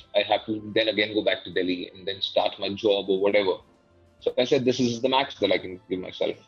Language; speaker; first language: English; non-native, local second language; Hindi